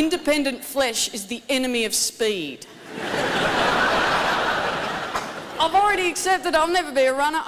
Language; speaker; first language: English; native; English